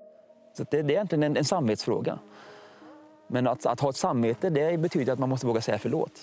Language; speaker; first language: Swedish; native; Swedish